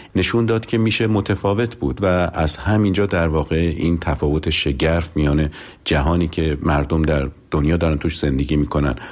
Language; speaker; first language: Persian; native; Persian